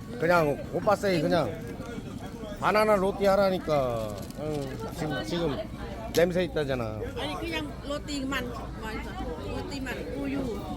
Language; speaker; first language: Korean; non-native, learner; Thai